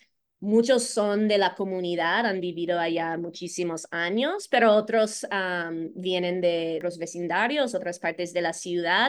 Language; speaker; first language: Spanish; non-native, fluent; English